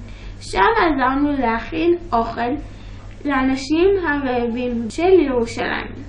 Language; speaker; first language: Hebrew; early bilingual, other home language; English